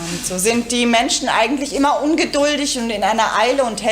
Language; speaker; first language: German; native; German